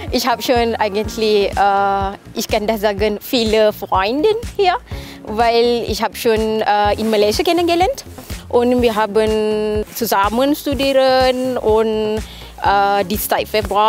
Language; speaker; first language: German; non-native, learner; Malay